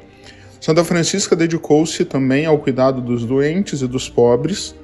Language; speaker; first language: Portuguese; native; Portuguese